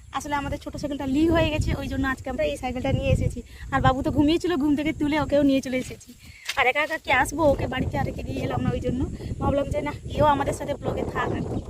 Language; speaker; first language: Bangla; non-native, local second language; Santali